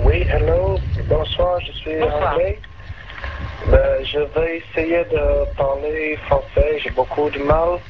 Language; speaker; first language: French; non-native, learner; English